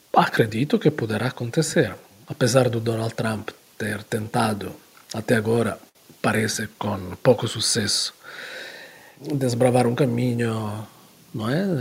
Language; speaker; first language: Portuguese; non-native, fluent; Italian